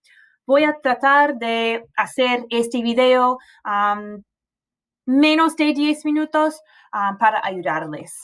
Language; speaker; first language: Spanish; non-native, fluent; English